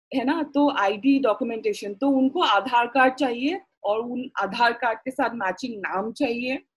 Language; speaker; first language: Hindi; non-native, local second language; Assamese